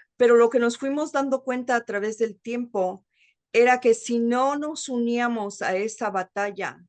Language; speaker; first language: Spanish; early bilingual, heritage; Spanish